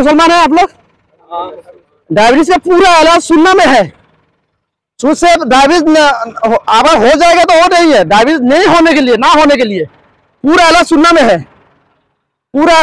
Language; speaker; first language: Hindi; non-native, learner; Bangla